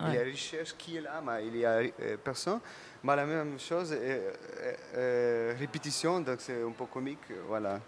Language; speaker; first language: French; non-native, learner; Russian